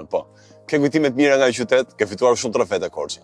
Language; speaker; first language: Albanian; native; Albanian